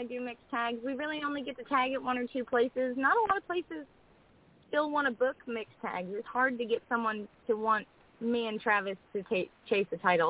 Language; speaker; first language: English; native; English